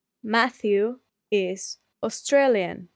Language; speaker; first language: English; non-native, learner; Spanish